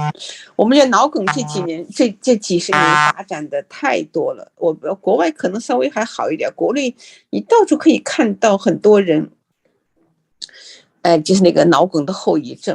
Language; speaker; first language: Chinese; native; Chinese